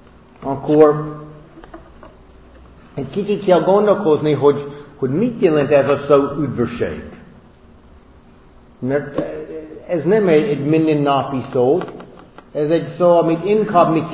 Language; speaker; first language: Hungarian; non-native, fluent; English